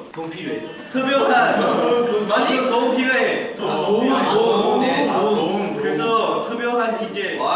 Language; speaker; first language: Korean; non-native, fluent; Chinese